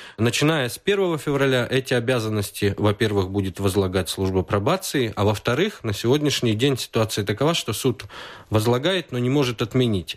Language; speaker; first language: Russian; native; Russian